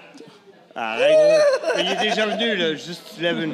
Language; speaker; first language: French; native; French